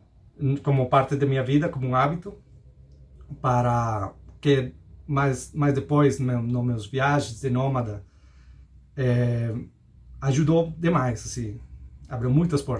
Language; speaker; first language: Portuguese; non-native, fluent; Spanish